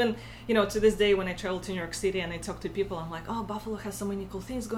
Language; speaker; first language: English; non-native, fluent; Russian